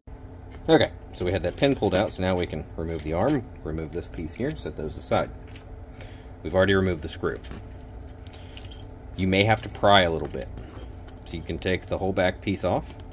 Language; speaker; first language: English; native; English